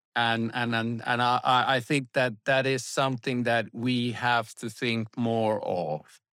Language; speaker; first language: English; non-native, fluent; Finnish